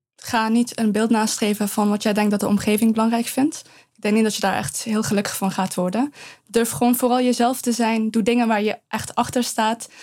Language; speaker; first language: Dutch; early bilingual, other home language; Persian